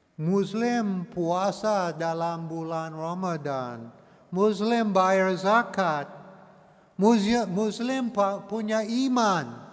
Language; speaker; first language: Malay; non-native, learner; English